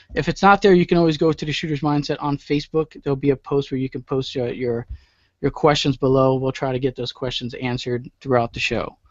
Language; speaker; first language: English; native; English